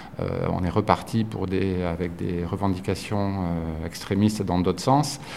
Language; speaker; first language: French; native; French